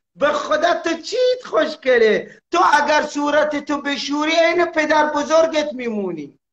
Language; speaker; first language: Persian; non-native, local second language; Arabic